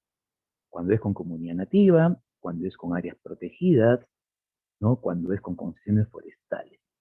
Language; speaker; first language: Spanish; native; Spanish